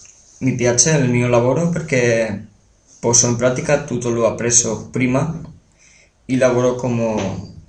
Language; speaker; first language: Italian; non-native, learner; Spanish